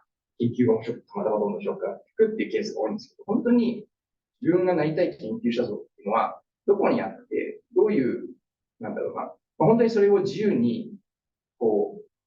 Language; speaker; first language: Japanese; native; Japanese